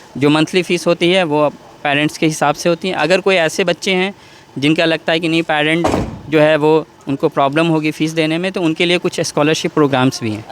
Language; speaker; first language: Hindi; native; Hindi